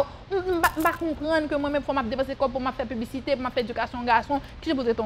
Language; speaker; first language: French; non-native, local second language; Haitian Creole